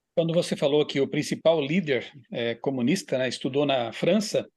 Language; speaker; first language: Portuguese; native; Portuguese